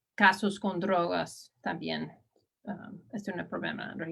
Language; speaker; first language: Spanish; non-native, learner; English